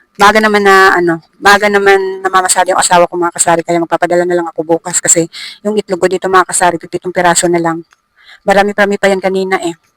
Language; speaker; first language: Filipino; non-native, local second language; Cebuano